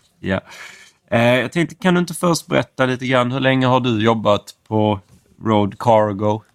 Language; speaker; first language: Swedish; native; Swedish